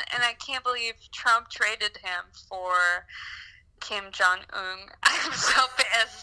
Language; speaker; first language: English; non-native, fluent; French